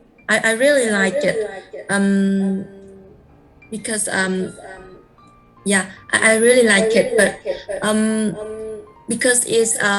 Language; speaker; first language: English; non-native, learner; Vietnamese